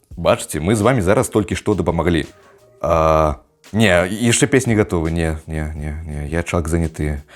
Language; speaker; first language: Belarusian; non-native, local second language; Russian